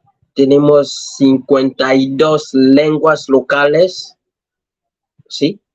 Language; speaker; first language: Spanish; non-native, learner; French